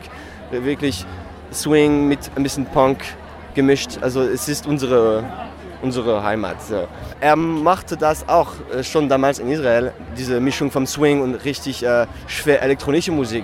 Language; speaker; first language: German; non-native, fluent; French